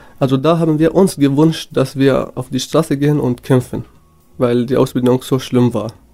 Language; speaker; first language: German; non-native, fluent; Kurdish